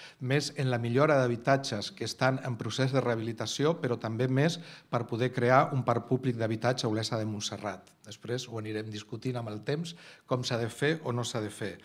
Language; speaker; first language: Catalan; non-native, local second language; Spanish